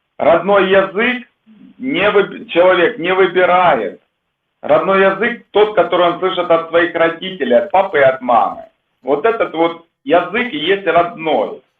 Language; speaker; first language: Russian; native; Russian